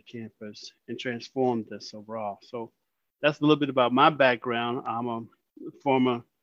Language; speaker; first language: English; native; English